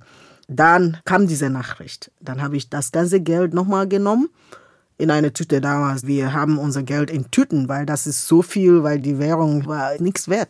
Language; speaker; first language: German; non-native, fluent; Igbo